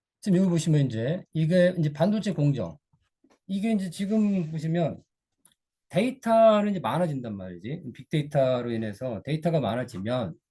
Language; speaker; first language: Korean; native; Korean